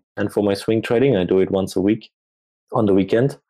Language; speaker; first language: English; non-native, fluent; German